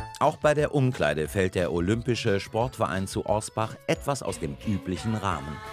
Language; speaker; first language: German; native; German